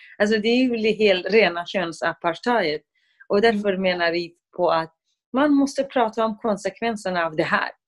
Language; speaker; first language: Swedish; non-native, fluent; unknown